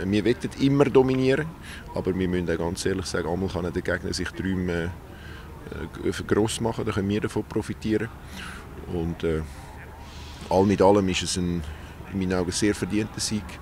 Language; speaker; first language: German; native; German